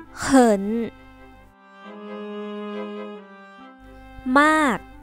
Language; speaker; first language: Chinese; non-native, fluent; Thai